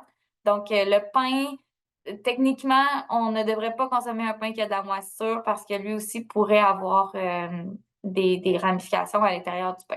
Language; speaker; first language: French; native; French